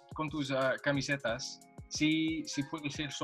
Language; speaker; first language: Spanish; non-native, learner; English